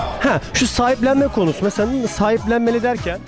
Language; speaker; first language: Turkish; native; Turkish